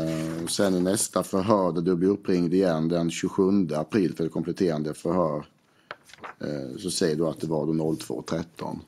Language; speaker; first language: Swedish; native; Swedish